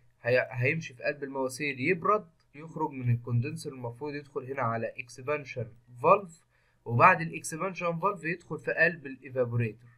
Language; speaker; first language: Arabic; native; Arabic